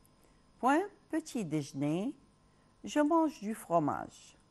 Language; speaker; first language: French; non-native, local second language; Arabic